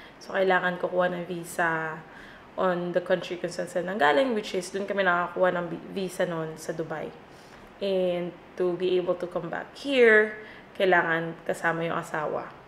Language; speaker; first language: Filipino; native; Filipino